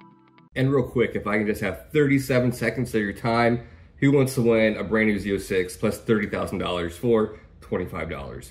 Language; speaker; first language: English; native; English